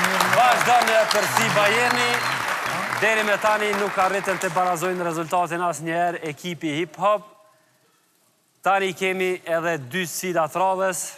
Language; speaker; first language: Albanian; native; Albanian